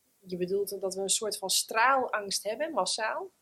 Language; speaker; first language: Dutch; native; Dutch